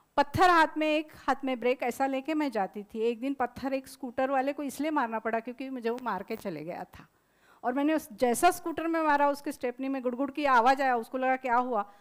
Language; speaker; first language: Hindi; non-native, local second language; Marathi